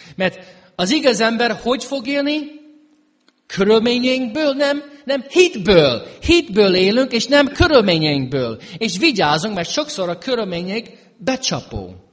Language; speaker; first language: Hungarian; early bilingual, heritage; Hungarian